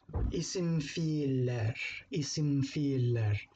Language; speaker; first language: Turkish; non-native, fluent; English